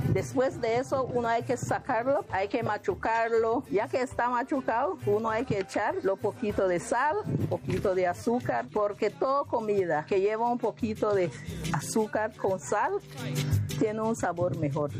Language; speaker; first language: Spanish; non-native, local second language; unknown